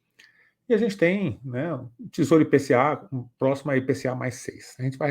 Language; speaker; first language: Portuguese; native; Portuguese